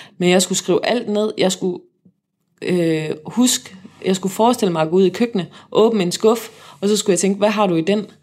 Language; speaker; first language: Danish; native; Danish